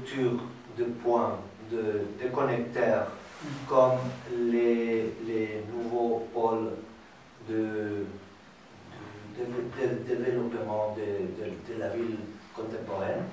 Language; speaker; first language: French; non-native, fluent; Spanish